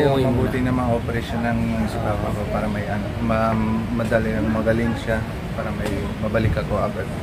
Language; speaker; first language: Filipino; non-native, learner; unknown